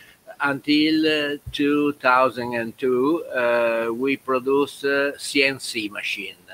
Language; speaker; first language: English; non-native, learner; Italian